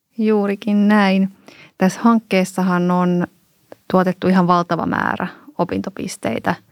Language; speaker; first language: Finnish; native; Finnish